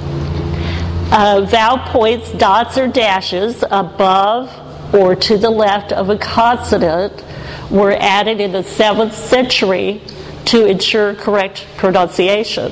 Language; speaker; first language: English; native; English